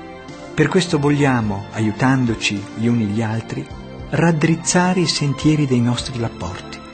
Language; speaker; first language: Italian; native; Italian